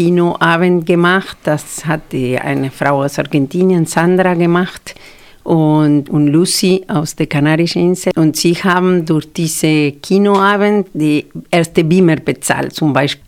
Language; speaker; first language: German; non-native, fluent; Spanish